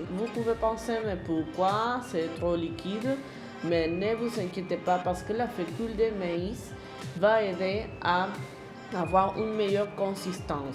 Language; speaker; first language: French; non-native, learner; Spanish